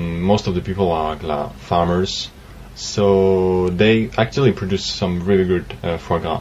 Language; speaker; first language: English; non-native, fluent; French